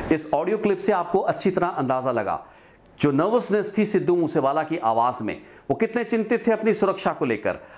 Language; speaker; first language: Hindi; non-native, local second language; Punjabi